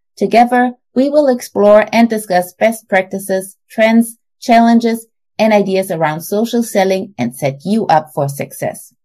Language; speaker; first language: English; non-native, fluent; German